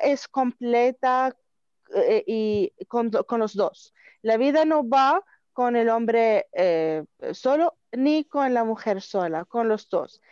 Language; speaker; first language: Spanish; non-native, learner; Arabic